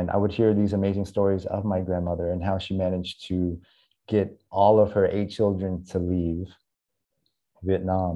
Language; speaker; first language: English; native; English